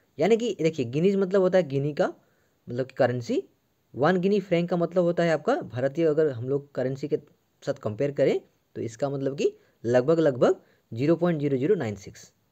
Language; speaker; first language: Hindi; non-native, local second language; Assamese